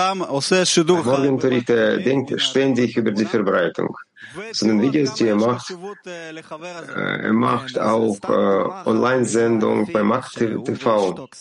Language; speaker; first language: German; non-native, learner; Hebrew